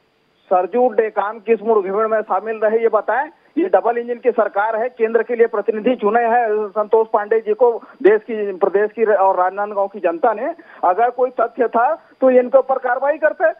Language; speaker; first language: Hindi; native; Hindi